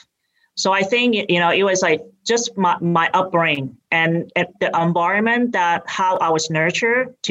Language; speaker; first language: English; native; English